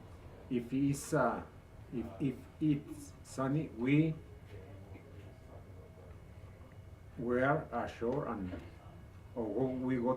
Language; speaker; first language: English; non-native, learner; Spanish